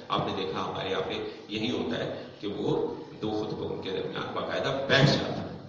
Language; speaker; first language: Urdu; non-native, local second language; Punjabi